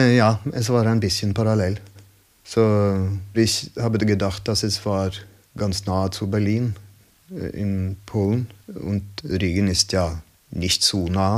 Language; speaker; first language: German; non-native, learner; Norwegian